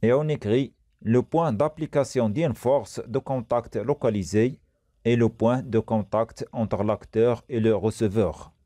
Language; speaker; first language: French; non-native, local second language; Arabic